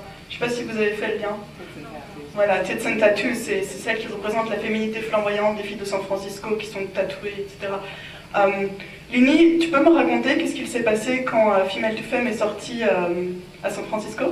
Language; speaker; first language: French; native; French